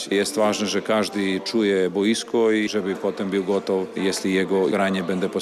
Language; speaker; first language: Polish; non-native, fluent; Serbian